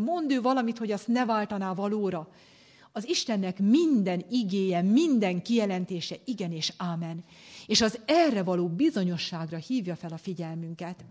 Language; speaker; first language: Hungarian; native; Hungarian